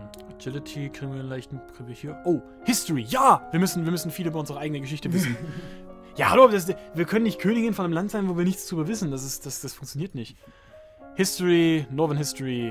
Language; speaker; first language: German; native; German